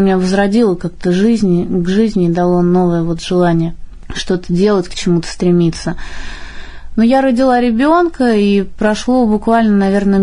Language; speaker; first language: Russian; native; Russian